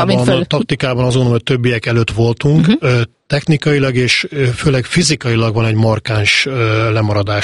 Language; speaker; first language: Hungarian; native; Hungarian